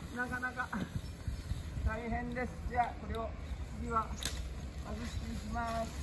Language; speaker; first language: Japanese; native; Japanese